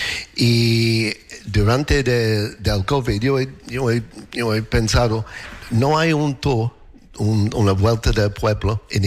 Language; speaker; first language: Spanish; non-native, learner; English